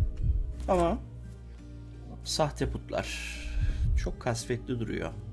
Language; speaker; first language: Turkish; native; Turkish